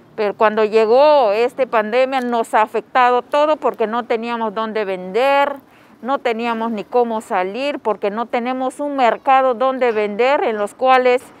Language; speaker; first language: Spanish; non-native, local second language; Shipibo-Conibo